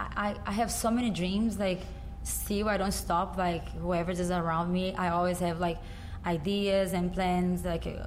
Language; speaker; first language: English; non-native, fluent; Portuguese